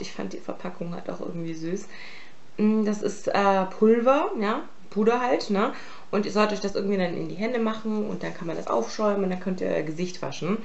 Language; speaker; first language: German; native; German